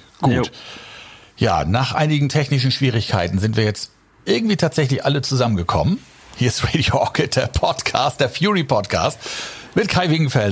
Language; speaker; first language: German; native; German